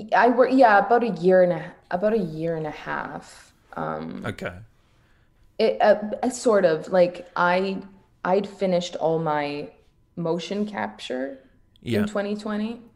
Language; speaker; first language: English; native; English